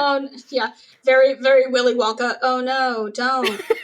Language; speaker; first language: English; native; English